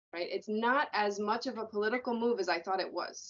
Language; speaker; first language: English; native; English